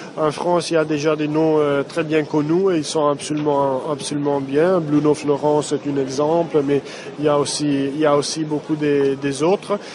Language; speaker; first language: French; non-native, fluent; Italian